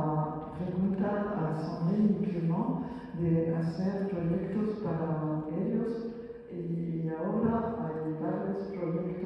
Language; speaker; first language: Spanish; non-native, fluent; French